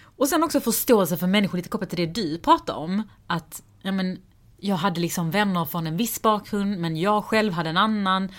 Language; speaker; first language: Swedish; early bilingual, other home language; Persian